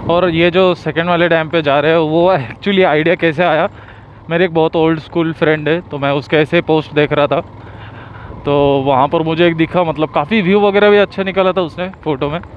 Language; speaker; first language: Hindi; non-native, local second language; Marathi